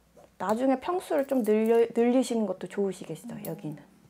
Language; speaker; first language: Korean; native; Korean